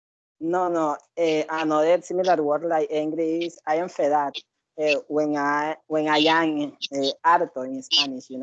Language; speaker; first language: English; non-native, learner; Spanish